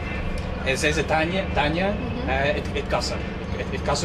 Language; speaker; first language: Arabic; non-native, learner; English